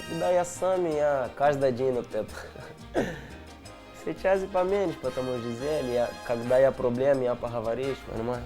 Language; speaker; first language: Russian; non-native, learner; Portuguese